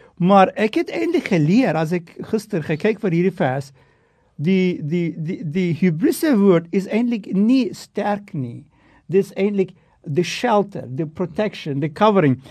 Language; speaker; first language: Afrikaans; non-native, fluent; Turkish